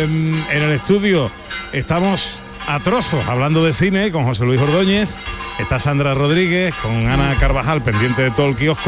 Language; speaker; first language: Spanish; native; Spanish